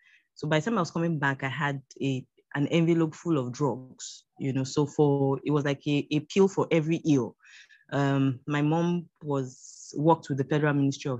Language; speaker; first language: English; non-native, local second language; Yoruba